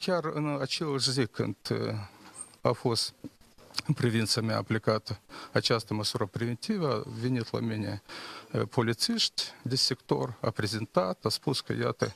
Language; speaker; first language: Romanian; non-native, local second language; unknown